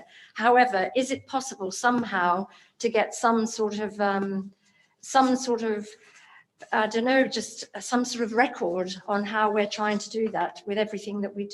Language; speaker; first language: English; native; English